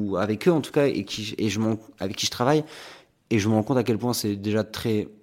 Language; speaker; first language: French; native; French